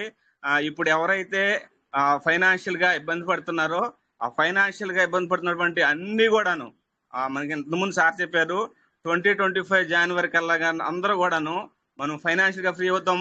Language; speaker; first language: Telugu; native; Telugu